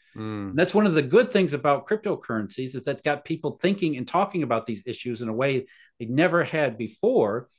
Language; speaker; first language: English; native; English